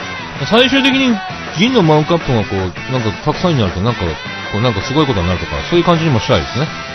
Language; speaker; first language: Japanese; native; Japanese